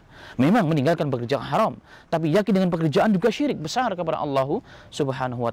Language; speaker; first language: Indonesian; native; Indonesian